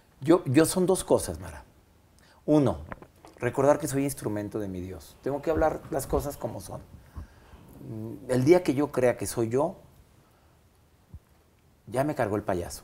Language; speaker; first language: Spanish; native; Spanish